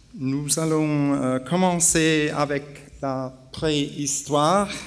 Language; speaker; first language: French; non-native, learner; English